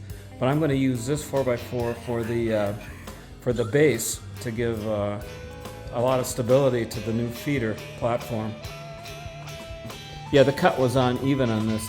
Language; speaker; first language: English; native; English